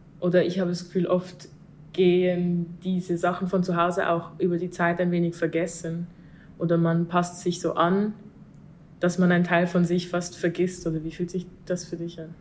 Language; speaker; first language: German; native; German